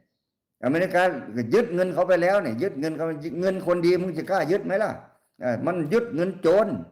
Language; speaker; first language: Thai; non-native, local second language; Lao